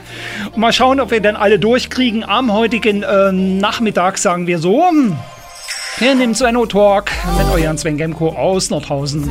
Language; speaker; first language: German; native; German